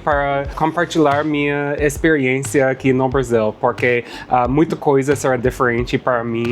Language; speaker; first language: Portuguese; non-native, fluent; English